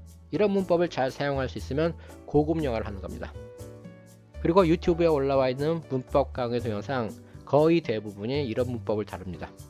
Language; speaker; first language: Korean; native; Korean